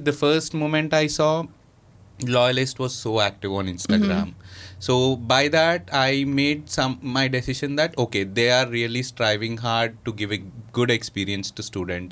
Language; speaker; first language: English; non-native, local second language; Telugu